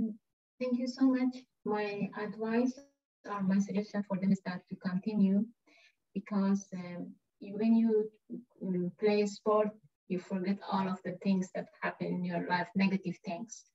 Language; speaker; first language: English; non-native, learner; Persian